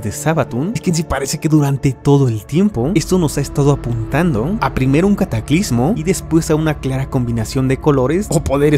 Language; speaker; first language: Spanish; native; Spanish